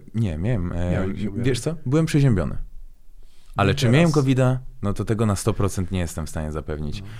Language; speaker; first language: Polish; non-native, fluent; Azerbaijani